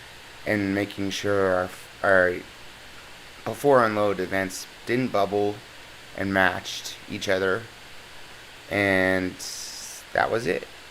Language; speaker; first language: English; native; English